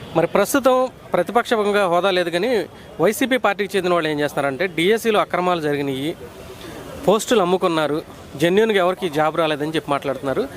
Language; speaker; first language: Telugu; native; Telugu